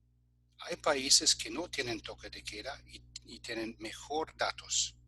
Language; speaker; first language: Spanish; non-native, fluent; German